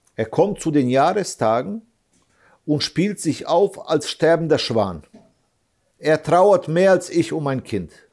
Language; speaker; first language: German; early bilingual, other home language; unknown